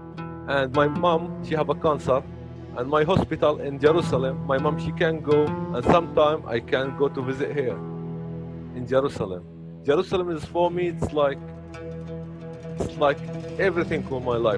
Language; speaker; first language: English; non-native, learner; Arabic